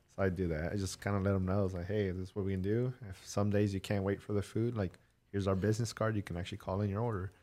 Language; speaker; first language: English; early bilingual, other home language; Spanish